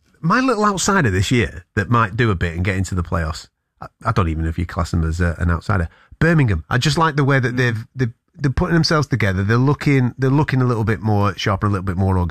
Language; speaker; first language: English; native; English